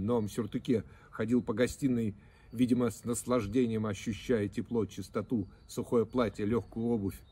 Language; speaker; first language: Russian; native; Russian